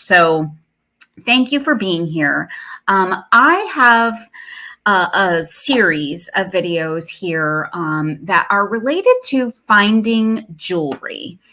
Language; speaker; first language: English; native; English